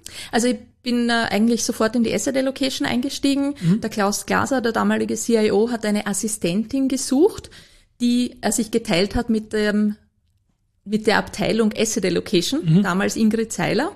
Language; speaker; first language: German; native; German